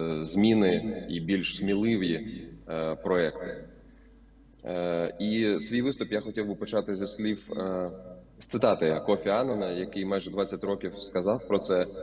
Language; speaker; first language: Ukrainian; native; Ukrainian